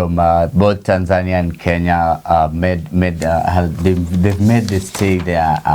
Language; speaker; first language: English; non-native, local second language; Swahili